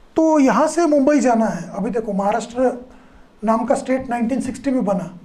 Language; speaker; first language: Hindi; non-native, local second language; Marathi